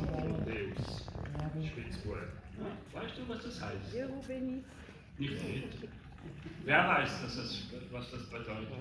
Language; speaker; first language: German; non-native, local second language; French